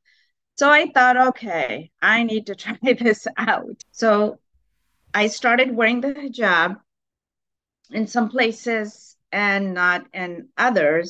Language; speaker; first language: English; native; English